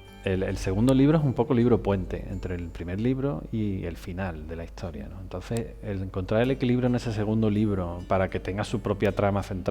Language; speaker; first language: Spanish; native; Spanish